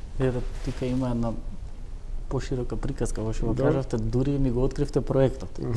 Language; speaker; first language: Macedonian; non-native, local second language; Turkish